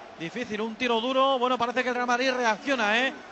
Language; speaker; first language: Spanish; native; Spanish